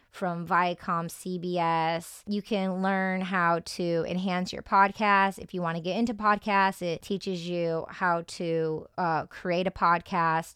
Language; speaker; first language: English; native; English